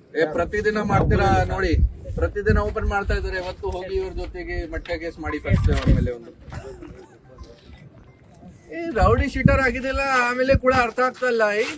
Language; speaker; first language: Kannada; non-native, learner; Hindi